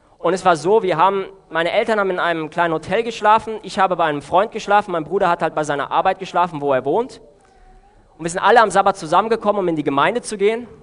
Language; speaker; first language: German; early bilingual, other home language; Romanian